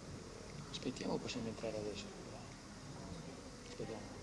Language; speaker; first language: Italian; non-native, fluent; Portuguese